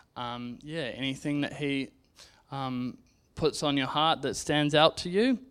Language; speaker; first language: English; native; English